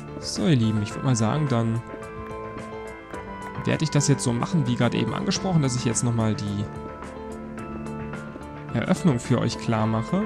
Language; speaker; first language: German; native; German